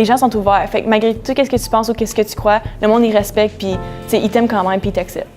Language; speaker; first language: French; native; French